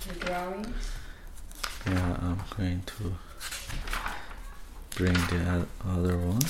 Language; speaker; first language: English; non-native, learner; Persian